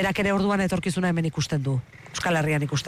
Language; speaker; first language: Basque; native; Basque